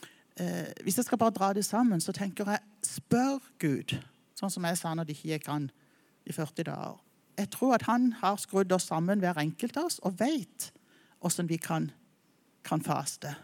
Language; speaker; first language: Norwegian; native; Norwegian